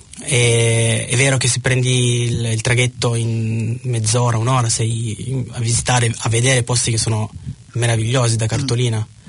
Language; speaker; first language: Italian; non-native, local second language; German